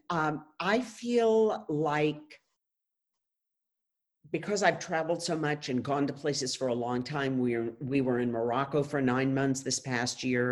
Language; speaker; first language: English; native; English